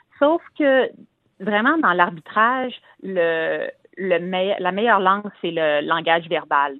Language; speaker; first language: French; native; French